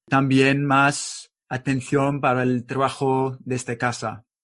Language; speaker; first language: Spanish; non-native, learner; English